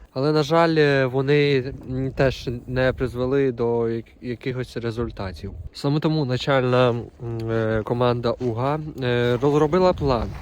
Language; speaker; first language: Ukrainian; native; Ukrainian